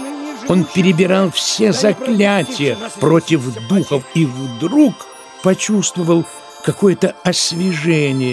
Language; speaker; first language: Russian; native; Russian